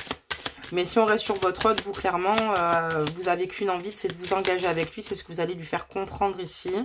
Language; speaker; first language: French; native; French